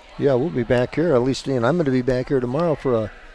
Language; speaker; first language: English; native; English